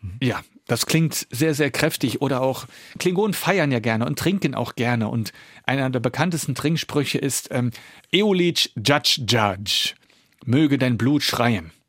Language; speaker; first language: German; early bilingual, other home language; Dutch